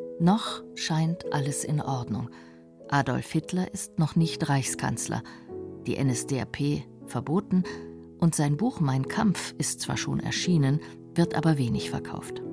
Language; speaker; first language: German; native; German